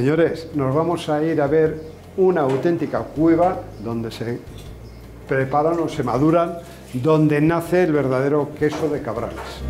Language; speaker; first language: Spanish; native; Spanish